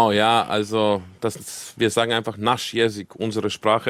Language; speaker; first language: German; early bilingual, other home language; Croatian